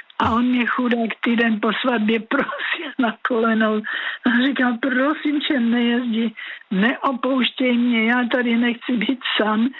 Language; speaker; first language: Czech; native; Czech